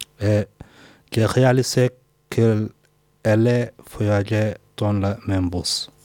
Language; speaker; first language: French; non-native, learner; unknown